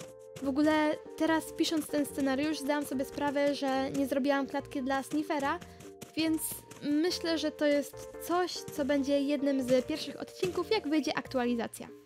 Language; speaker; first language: Polish; native; Polish